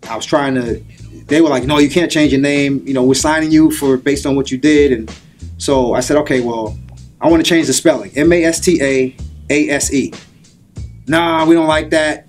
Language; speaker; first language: English; native; English